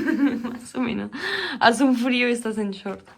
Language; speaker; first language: Spanish; non-native, fluent; French